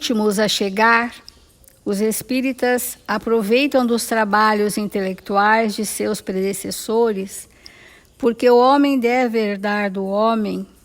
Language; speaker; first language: Portuguese; native; Portuguese